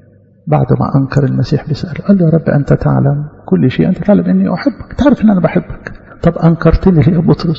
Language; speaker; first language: Arabic; native; Arabic